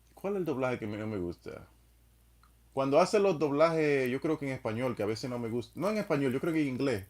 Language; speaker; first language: Spanish; non-native, fluent; English